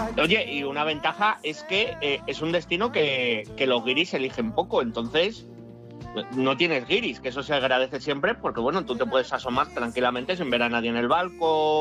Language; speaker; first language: Spanish; native; Spanish